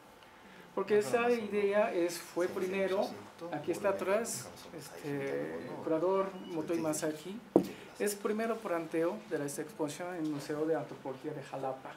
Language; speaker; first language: Spanish; non-native, learner; Japanese